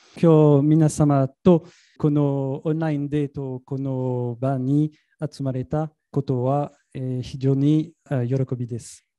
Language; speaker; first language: Japanese; non-native, fluent; French